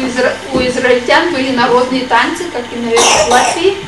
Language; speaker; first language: Russian; native; Russian